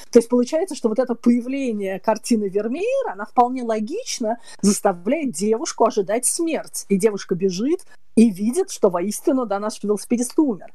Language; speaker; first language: Russian; native; Russian